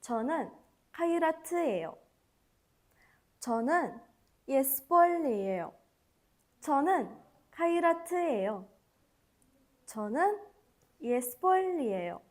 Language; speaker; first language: Korean; non-native, fluent; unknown